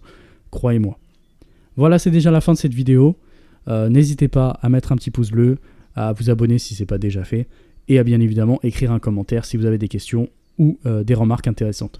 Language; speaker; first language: French; native; French